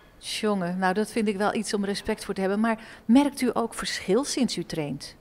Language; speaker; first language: Dutch; native; Dutch